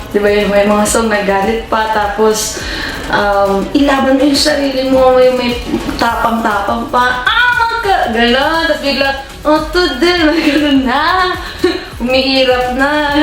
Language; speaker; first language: Filipino; non-native, local second language; Cebuano